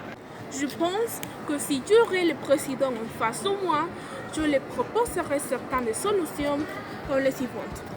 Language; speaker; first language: French; non-native, fluent; Spanish